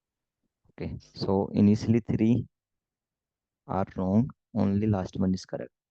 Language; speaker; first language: Hindi; native; Hindi